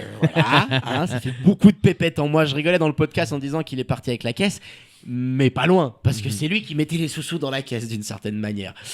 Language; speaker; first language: French; native; French